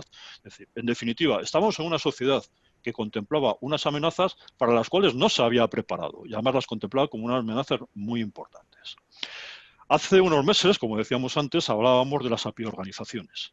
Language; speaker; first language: Spanish; native; Spanish